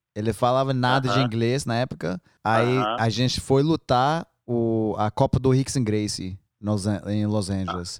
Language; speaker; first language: Portuguese; non-native, learner; English